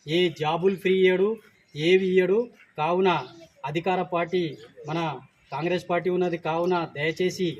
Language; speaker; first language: Telugu; native; Telugu